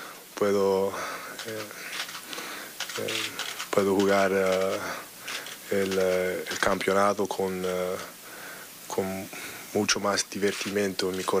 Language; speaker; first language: Spanish; non-native, learner; English